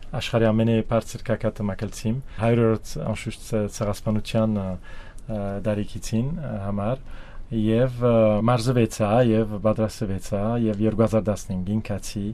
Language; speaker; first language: Armenian; early bilingual, heritage; Armenian